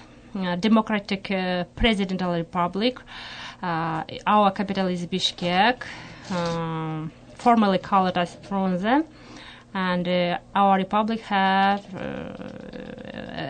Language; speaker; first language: English; non-native, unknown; Kyrgyz